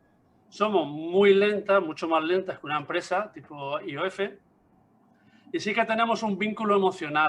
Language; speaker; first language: Spanish; native; Spanish